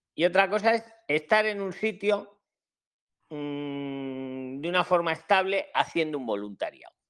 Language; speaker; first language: Spanish; native; Spanish